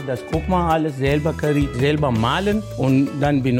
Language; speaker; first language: German; non-native, learner; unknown